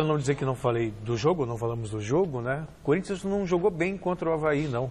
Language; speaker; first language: Portuguese; native; Portuguese